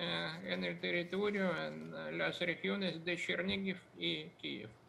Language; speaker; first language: Spanish; non-native, fluent; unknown